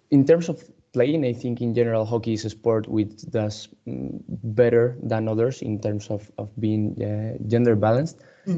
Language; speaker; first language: English; non-native, fluent; Spanish